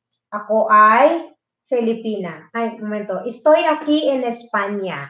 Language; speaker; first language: Spanish; non-native, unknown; Filipino